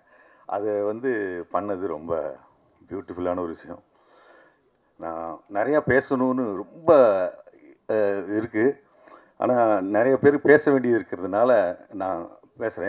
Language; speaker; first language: Tamil; native; Tamil